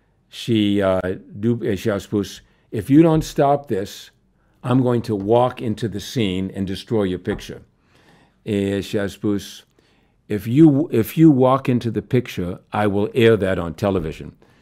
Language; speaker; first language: English; early bilingual, other home language; Romanian